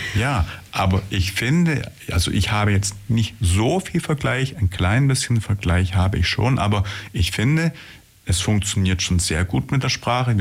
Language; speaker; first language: German; native; German